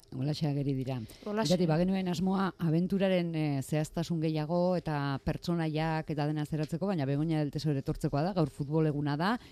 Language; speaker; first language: Basque; native; Basque